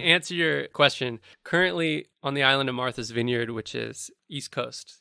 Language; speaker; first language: English; native; English